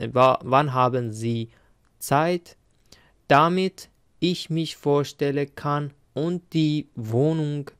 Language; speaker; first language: German; non-native, fluent; Persian